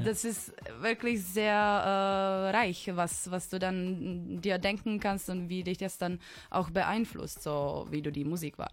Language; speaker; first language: German; non-native, fluent; Czech